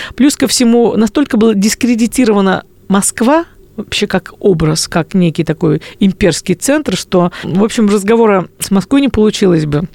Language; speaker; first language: Russian; native; Russian